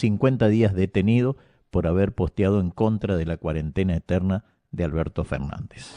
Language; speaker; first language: Spanish; native; Spanish